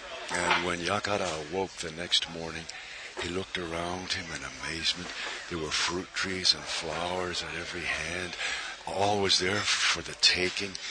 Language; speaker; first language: English; native; English